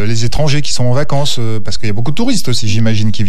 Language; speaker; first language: French; native; French